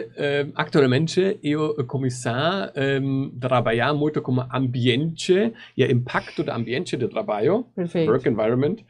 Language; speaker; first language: Portuguese; non-native, learner; German